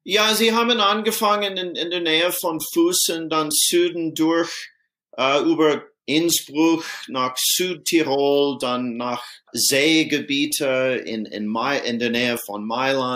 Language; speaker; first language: German; non-native, fluent; English